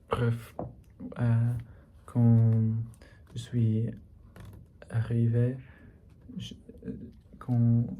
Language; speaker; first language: French; non-native, learner; English